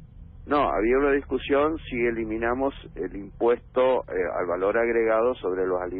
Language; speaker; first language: Spanish; native; Spanish